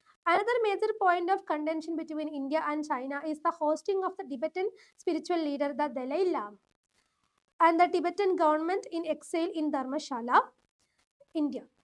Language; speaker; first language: English; non-native, local second language; Malayalam